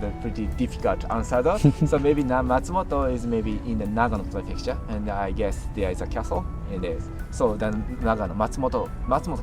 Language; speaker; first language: English; non-native, learner; Japanese